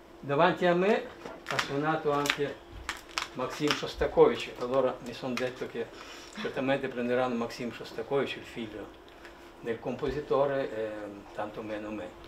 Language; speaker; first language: Italian; non-native, fluent; Russian